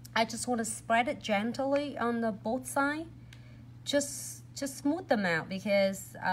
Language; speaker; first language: English; non-native, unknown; Vietnamese